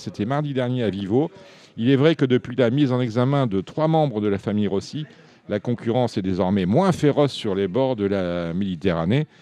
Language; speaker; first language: French; native; French